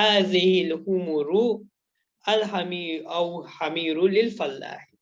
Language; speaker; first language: Arabic; non-native, fluent; Urdu